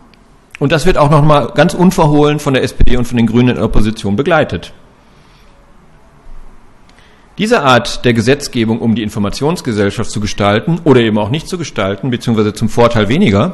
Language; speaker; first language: German; native; German